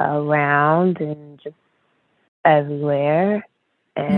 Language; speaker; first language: English; native; English